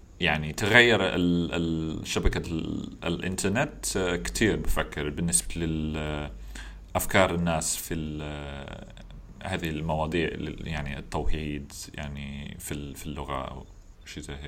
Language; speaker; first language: Arabic; non-native, fluent; English